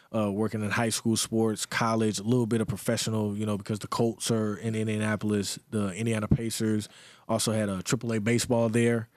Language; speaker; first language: English; native; English